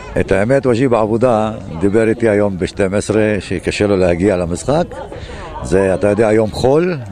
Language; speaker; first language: Hebrew; non-native, local second language; Arabic